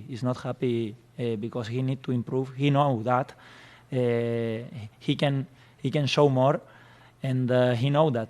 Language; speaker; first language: English; non-native, fluent; Spanish